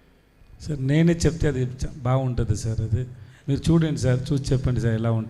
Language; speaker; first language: Telugu; non-native, learner; Tamil